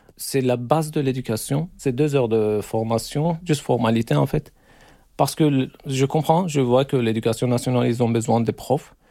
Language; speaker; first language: French; non-native, learner; Turkish